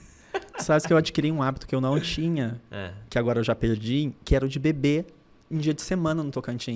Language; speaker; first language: Portuguese; native; Portuguese